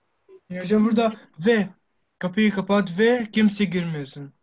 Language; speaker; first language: Turkish; non-native, learner; Arabic